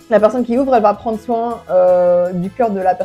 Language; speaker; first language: French; native; French